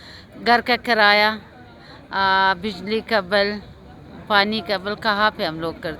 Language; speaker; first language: Hindi; non-native, learner; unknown